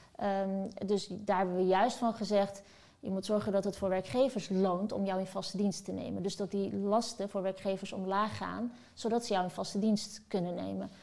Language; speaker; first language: Dutch; early bilingual, other home language; Turkish